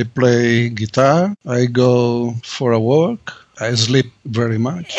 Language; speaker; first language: English; non-native, learner; Spanish